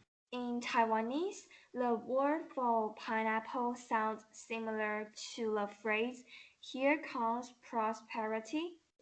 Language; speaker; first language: English; non-native, learner; Chinese